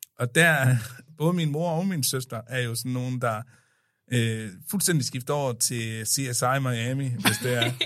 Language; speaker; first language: Danish; early bilingual, other home language; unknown